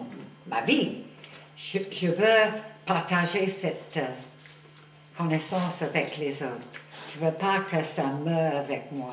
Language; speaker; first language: French; non-native, fluent; English